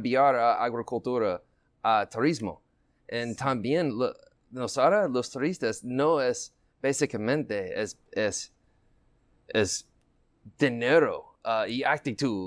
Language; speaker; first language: Spanish; non-native, learner; English